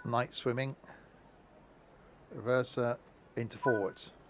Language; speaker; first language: English; native; English